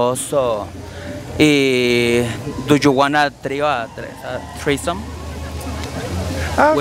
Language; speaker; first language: English; non-native, learner; Spanish